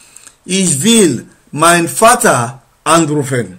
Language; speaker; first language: German; non-native, learner; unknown